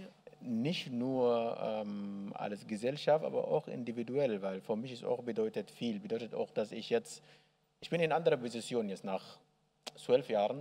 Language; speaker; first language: German; non-native, learner; Arabic